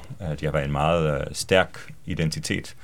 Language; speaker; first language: Danish; non-native, fluent; Hebrew